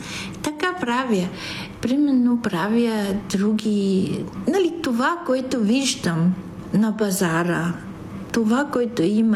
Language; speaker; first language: Bulgarian; non-native, fluent; Italian